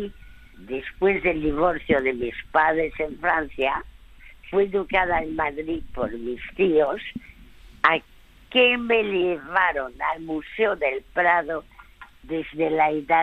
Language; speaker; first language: Spanish; early bilingual, other home language; French